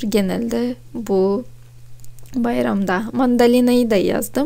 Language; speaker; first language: Turkish; non-native, fluent; Russian